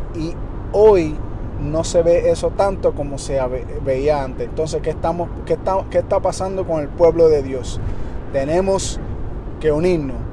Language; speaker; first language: Spanish; early bilingual, heritage; Spanish